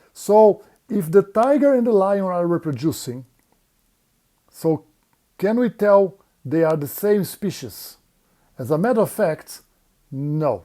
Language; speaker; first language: English; non-native, fluent; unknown